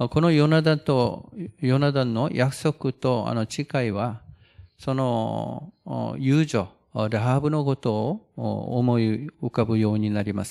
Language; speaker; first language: Japanese; non-native, fluent; Korean